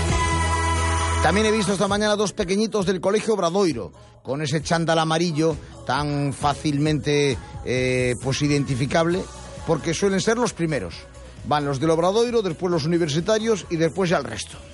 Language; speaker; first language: Spanish; native; Spanish